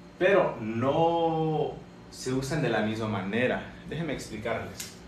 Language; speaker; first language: Spanish; early bilingual, heritage; Spanish